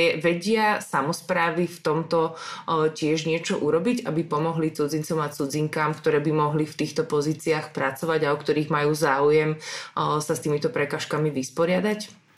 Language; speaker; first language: Slovak; native; Slovak